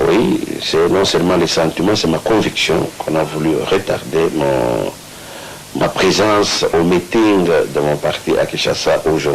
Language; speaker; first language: French; non-native, local second language; Luba-Lulua